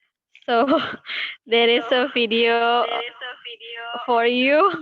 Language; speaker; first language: English; non-native, local second language; Indonesian